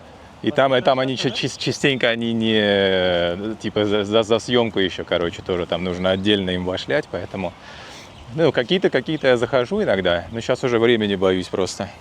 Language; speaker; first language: Russian; native; Russian